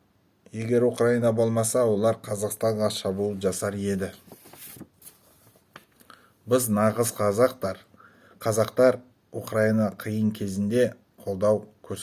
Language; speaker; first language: Kazakh; non-native, local second language; Russian